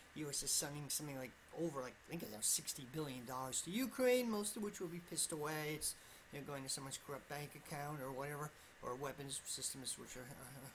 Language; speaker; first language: English; native; English